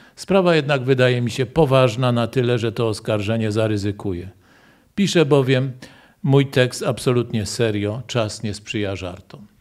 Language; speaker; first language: Polish; native; Polish